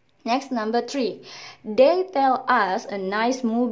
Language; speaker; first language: English; non-native, fluent; Indonesian